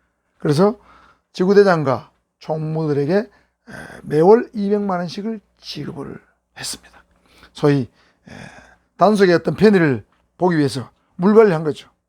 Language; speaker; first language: Korean; native; Korean